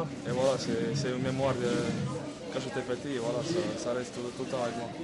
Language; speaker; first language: French; non-native, fluent; Croatian